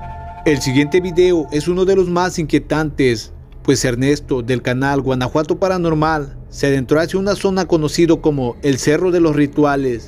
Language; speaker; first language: Spanish; native; Spanish